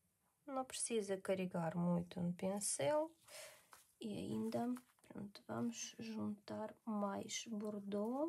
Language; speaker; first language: Portuguese; non-native, learner; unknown